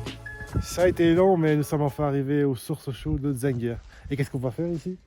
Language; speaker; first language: French; native; French